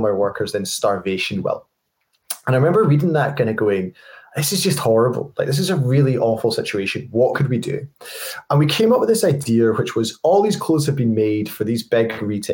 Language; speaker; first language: English; native; English